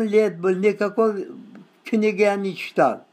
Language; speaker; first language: Russian; non-native, local second language; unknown